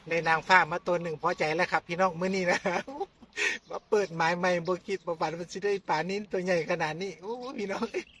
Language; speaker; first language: Thai; non-native, local second language; Northeastern Thai